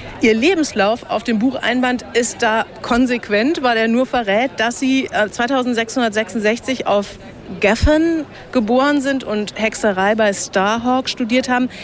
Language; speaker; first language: German; native; German